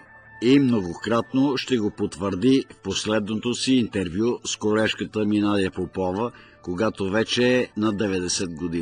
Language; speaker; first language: Bulgarian; native; Bulgarian